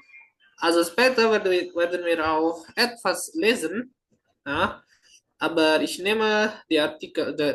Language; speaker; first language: German; non-native, fluent; Indonesian